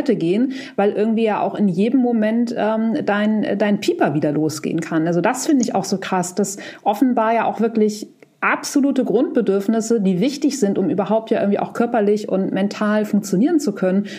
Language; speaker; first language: German; native; German